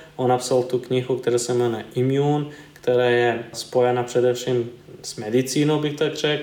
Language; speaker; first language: Czech; non-native, fluent; Serbian